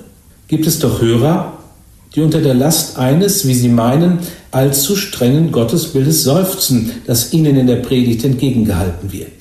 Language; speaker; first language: German; native; German